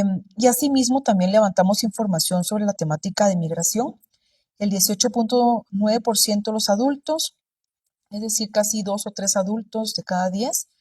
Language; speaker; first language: Spanish; native; Spanish